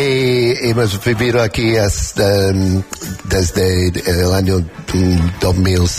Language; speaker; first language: Spanish; non-native, learner; English